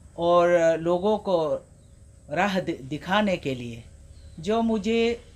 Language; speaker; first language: Hindi; non-native, local second language; Adi